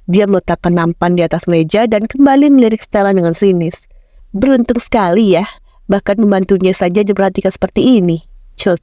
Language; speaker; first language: Indonesian; native; Indonesian